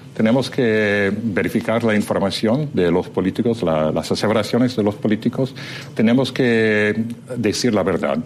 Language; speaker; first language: Spanish; non-native, fluent; English